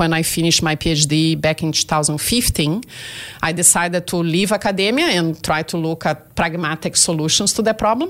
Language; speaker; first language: English; non-native, fluent; Portuguese